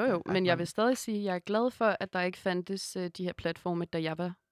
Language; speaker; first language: Danish; native; Danish